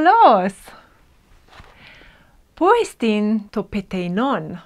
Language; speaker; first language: Greek; non-native, fluent; English